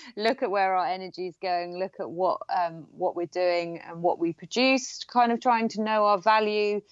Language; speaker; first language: English; native; English